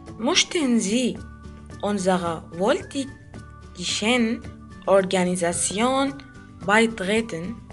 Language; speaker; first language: German; non-native, fluent; Arabic